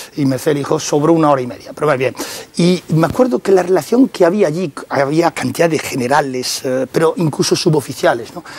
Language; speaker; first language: Spanish; early bilingual, other home language; French